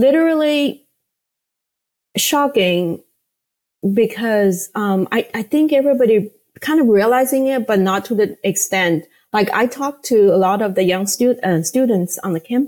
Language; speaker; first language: English; non-native, fluent; Chinese